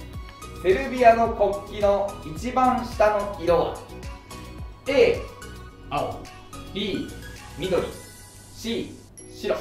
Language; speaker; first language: Japanese; native; Japanese